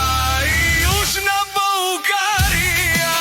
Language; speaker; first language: Bulgarian; non-native, local second language; Romany